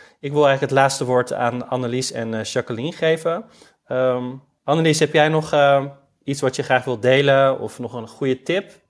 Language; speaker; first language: Dutch; native; Dutch